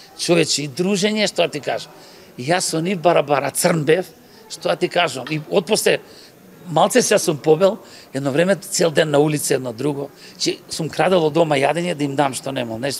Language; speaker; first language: Macedonian; early bilingual, other home language; Croatian